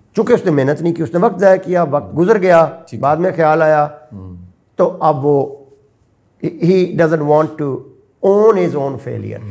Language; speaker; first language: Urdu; non-native, local second language; Punjabi